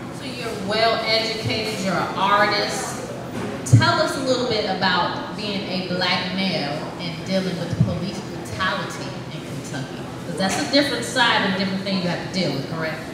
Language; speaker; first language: English; native; English